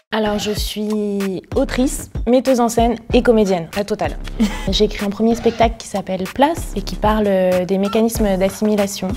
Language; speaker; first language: French; early bilingual, other home language; Arabic